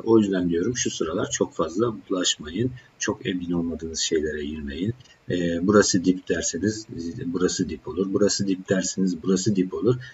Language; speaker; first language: Turkish; native; Turkish